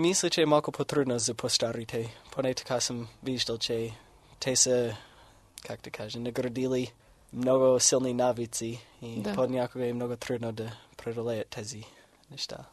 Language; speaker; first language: Bulgarian; non-native, fluent; English